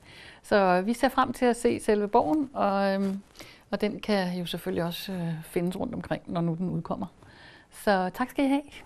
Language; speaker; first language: Danish; native; Danish